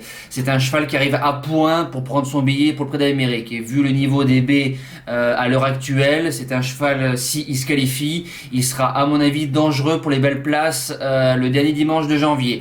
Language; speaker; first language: French; native; French